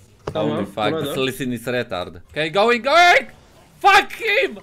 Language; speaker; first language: English; non-native, learner; Polish